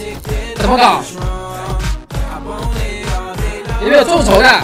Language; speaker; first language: Chinese; native; Chinese